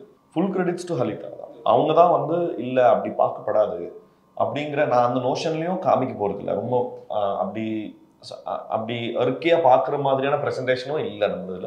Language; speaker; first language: Tamil; native; Tamil